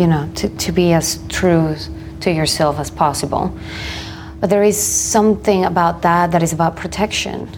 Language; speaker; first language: English; non-native, fluent; Spanish